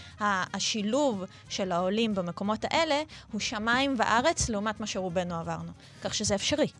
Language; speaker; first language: Hebrew; early bilingual, other home language; Russian